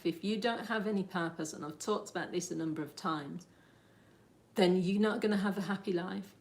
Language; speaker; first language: English; native; English